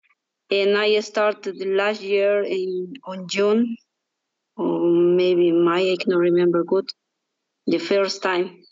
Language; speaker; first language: English; non-native, learner; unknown